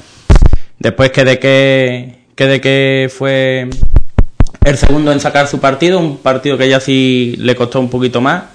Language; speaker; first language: Spanish; native; Spanish